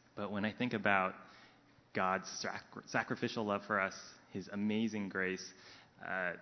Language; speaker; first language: English; non-native, local second language; Cantonese